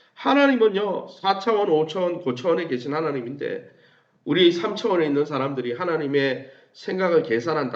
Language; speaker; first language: Korean; native; Korean